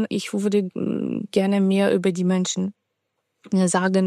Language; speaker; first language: German; non-native, fluent; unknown